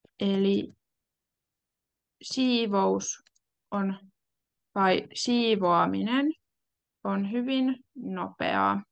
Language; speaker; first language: Finnish; native; Finnish